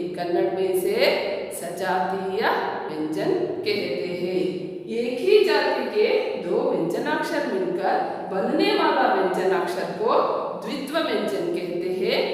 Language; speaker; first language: Hindi; non-native, local second language; Kannada